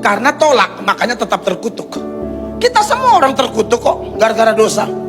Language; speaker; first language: Indonesian; native; Indonesian